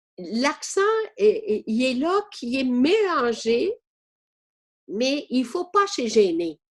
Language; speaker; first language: French; non-native, fluent; Italian